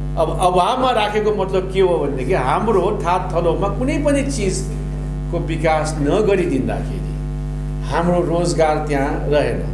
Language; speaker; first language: Nepali; non-native, local second language; Limburgish